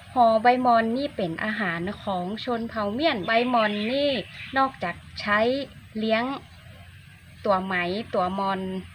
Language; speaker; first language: Thai; non-native, local second language; Iu Mien